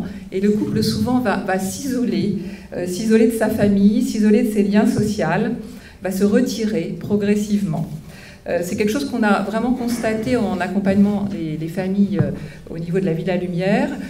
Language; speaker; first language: French; native; French